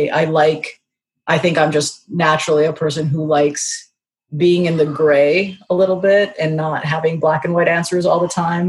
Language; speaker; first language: English; native; English